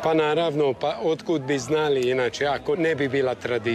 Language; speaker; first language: Serbian; native; Serbian